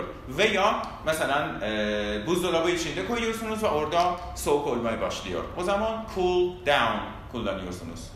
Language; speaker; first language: Turkish; non-native, fluent; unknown